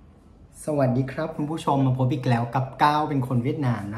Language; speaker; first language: Thai; non-native, fluent; Vietnamese